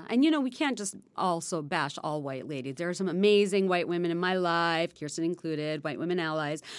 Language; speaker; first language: English; non-native, local second language; Bangla